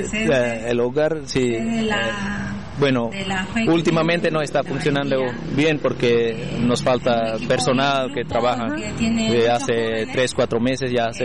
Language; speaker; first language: Spanish; non-native, fluent; Indonesian